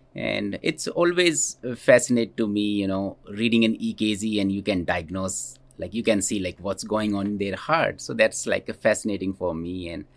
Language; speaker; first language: English; non-native, local second language; Hindi